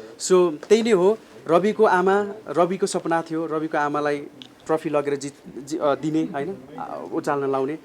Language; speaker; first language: Nepali; native; Nepali